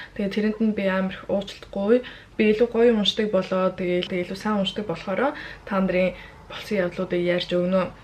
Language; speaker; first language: Mongolian; early bilingual, heritage; Mongolian